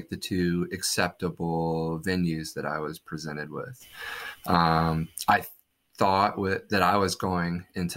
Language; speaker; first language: English; native; English